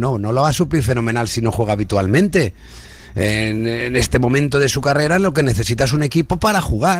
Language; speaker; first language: Spanish; native; Spanish